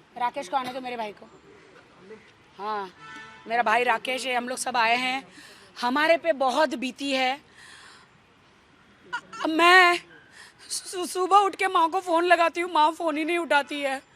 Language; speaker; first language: Hindi; native; Hindi